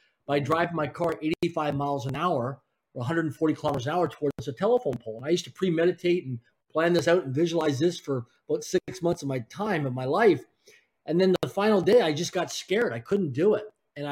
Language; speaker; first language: English; native; English